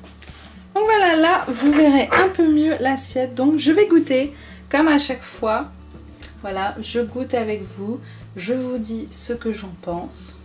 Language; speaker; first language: French; native; French